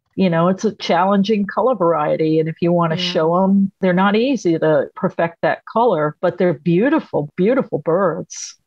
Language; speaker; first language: English; native; English